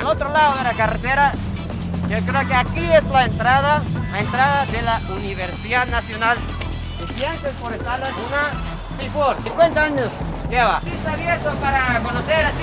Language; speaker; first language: Spanish; non-native, fluent; Japanese